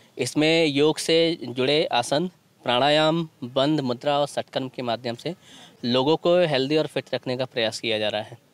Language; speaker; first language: Hindi; native; Hindi